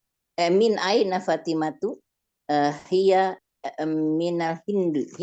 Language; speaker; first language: Arabic; non-native, learner; Indonesian